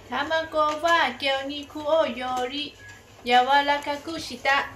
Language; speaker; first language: Japanese; non-native, learner; Thai